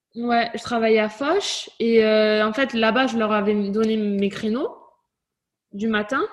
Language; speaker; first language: French; native; French